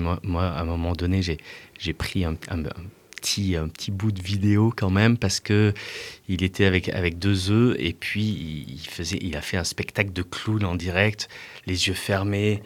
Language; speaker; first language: French; native; French